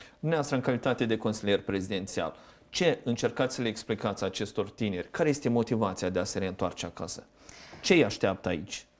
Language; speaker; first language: Romanian; native; Romanian